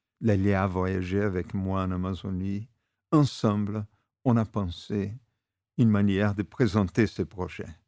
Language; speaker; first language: French; non-native, fluent; Portuguese